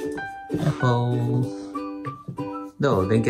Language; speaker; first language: Japanese; native; Japanese